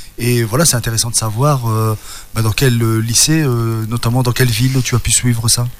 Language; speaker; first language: French; native; French